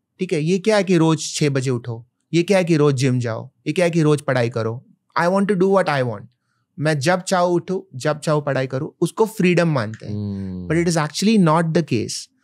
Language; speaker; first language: Hindi; non-native, local second language; Malayalam